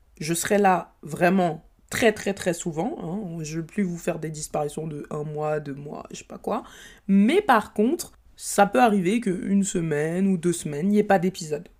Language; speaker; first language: French; early bilingual, other home language; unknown